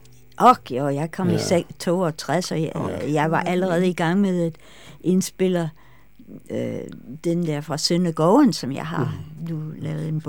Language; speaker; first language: Danish; non-native, fluent; English